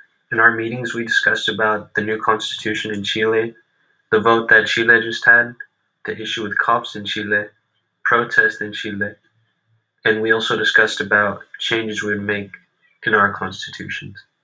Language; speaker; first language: English; early bilingual, other home language; Spanish